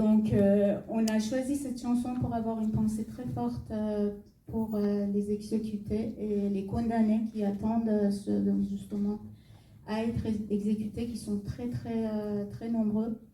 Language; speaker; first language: French; non-native, fluent; Persian